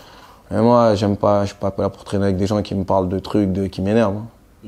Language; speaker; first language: French; native; French